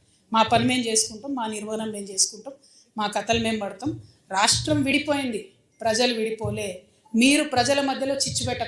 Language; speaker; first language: Telugu; native; Telugu